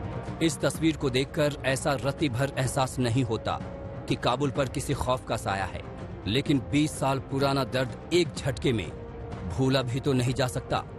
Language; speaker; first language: Hindi; native; Hindi